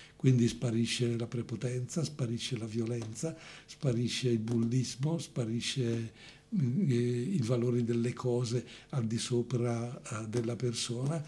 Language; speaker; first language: Italian; native; Italian